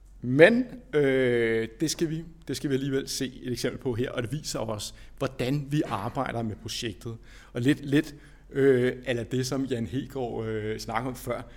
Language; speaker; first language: Danish; native; Danish